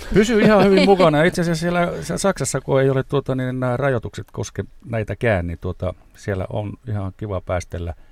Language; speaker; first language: Finnish; native; Finnish